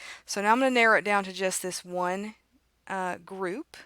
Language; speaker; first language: English; native; English